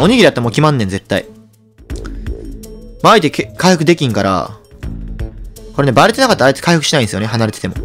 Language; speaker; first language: Japanese; native; Japanese